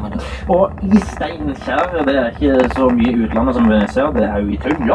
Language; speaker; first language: Norwegian; native; Norwegian